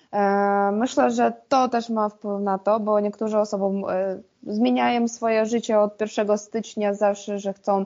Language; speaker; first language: Polish; non-native, fluent; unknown